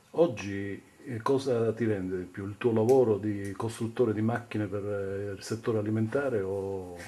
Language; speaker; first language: Italian; native; Italian